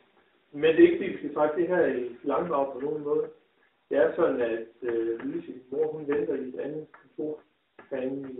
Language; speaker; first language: Danish; native; Danish